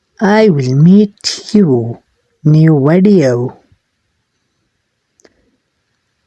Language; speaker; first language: English; non-native, learner; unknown